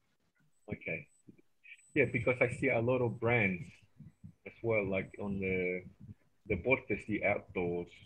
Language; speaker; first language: English; non-native, fluent; Spanish